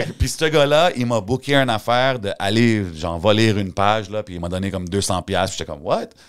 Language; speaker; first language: French; early bilingual, heritage; French